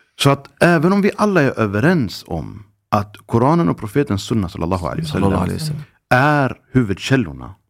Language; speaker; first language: Swedish; early bilingual, other home language; Arabic